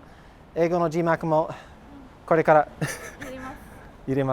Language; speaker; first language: Japanese; non-native, fluent; English